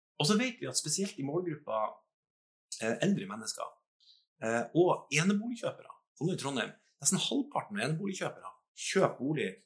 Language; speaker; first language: Norwegian; native; Norwegian